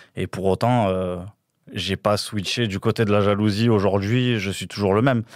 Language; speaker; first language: French; native; French